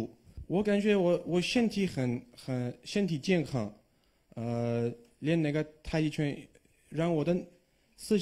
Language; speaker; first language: Chinese; non-native, fluent; English